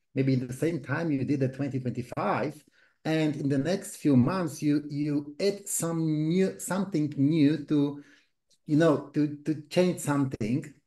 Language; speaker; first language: English; non-native, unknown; Polish